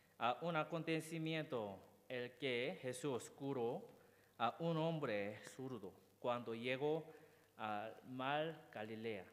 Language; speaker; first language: Spanish; non-native, learner; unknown